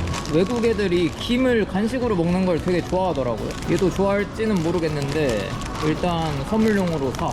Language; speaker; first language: Korean; native; Korean